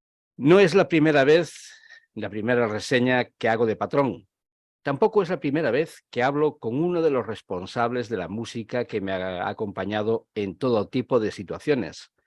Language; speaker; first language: Spanish; native; Spanish